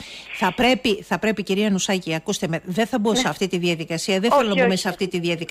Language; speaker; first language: Greek; native; Greek